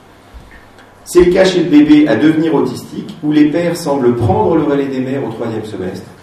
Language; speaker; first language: French; native; French